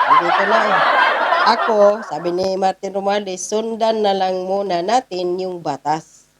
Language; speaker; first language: Filipino; non-native, local second language; Cebuano